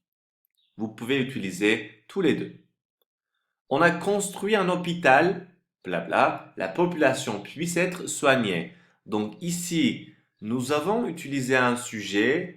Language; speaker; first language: French; non-native, fluent; Turkish